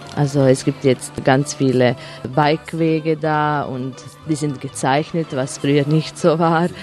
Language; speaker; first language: German; non-native, fluent; Croatian